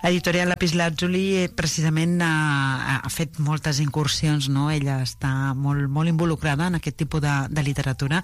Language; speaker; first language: Catalan; native; Catalan